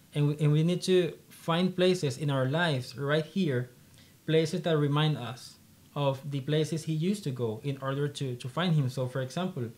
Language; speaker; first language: English; non-native, fluent; Spanish